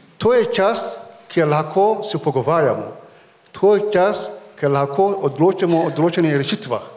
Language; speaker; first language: Slovenian; non-native, fluent; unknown